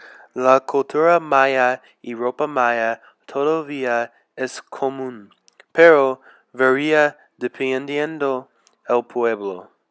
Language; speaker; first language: Spanish; non-native, learner; English